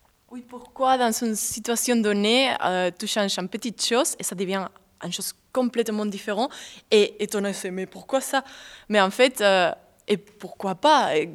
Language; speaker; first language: French; non-native, fluent; Spanish